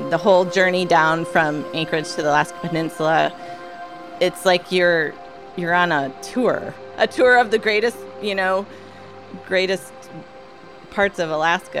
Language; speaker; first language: English; native; English